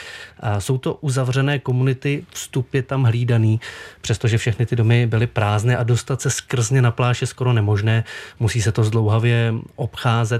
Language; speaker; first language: Czech; native; Czech